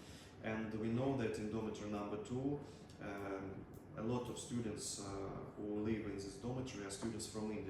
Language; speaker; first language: English; non-native, learner; Russian